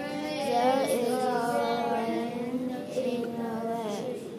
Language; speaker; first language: English; non-native, learner; Chinese